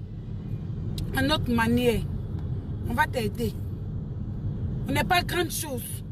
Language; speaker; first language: French; non-native, local second language; Dyula